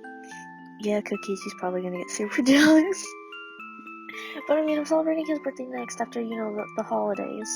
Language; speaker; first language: English; native; English